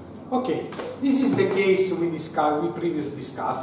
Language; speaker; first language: English; non-native, fluent; Italian